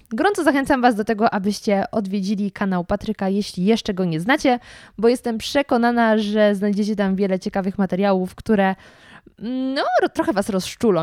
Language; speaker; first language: Polish; native; Polish